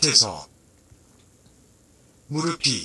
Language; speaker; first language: Korean; non-native, learner; English